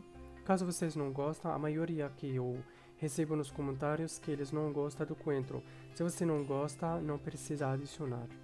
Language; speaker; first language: Portuguese; non-native, fluent; Arabic